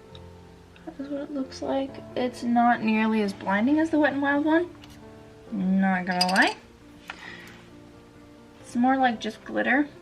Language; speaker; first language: English; native; English